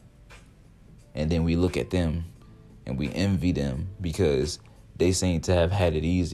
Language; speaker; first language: English; native; English